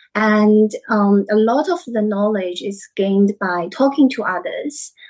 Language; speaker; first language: English; non-native, fluent; Chinese